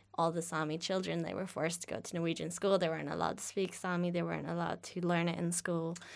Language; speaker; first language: English; non-native, fluent; Norwegian